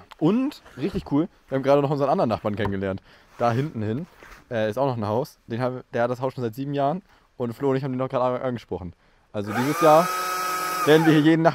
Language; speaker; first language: German; native; German